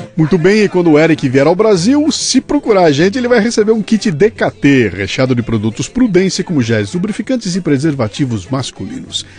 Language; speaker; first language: Portuguese; native; Portuguese